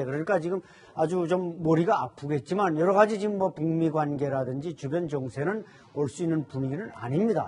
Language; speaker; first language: Korean; native; Korean